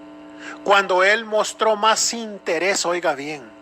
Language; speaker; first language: Spanish; native; Spanish